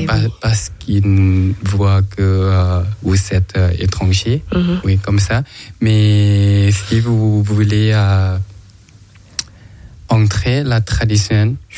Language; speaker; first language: French; non-native, learner; Thai